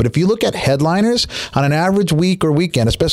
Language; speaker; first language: English; native; English